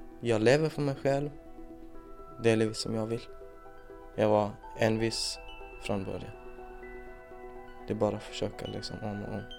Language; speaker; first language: Swedish; non-native, fluent; Persian